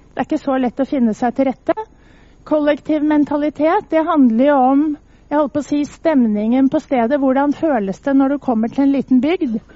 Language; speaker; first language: Norwegian; native; Norwegian